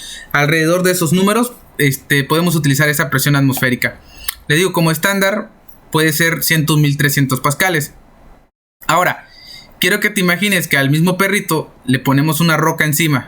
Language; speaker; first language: Spanish; native; Spanish